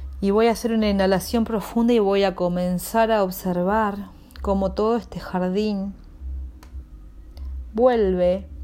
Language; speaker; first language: Spanish; native; Spanish